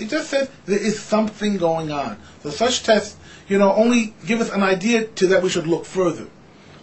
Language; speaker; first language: English; native; English